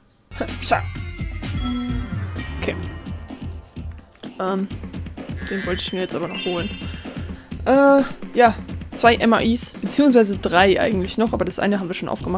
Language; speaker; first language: German; native; German